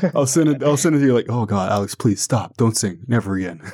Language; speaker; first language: English; non-native, fluent; French